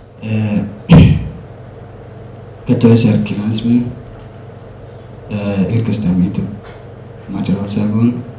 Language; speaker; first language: Hungarian; non-native, learner; Somali